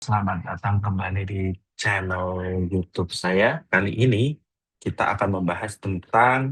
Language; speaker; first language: Indonesian; native; Indonesian